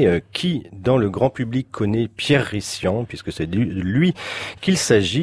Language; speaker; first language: French; native; French